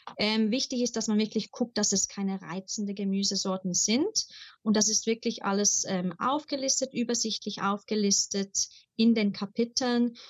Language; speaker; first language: German; early bilingual, heritage; German